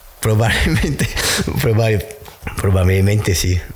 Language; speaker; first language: Spanish; non-native, learner; French